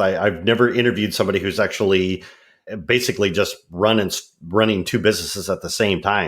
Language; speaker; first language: English; native; English